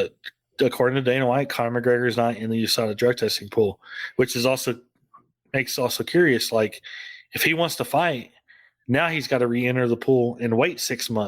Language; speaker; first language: English; native; English